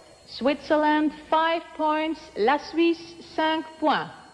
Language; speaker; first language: English; non-native, fluent; Dutch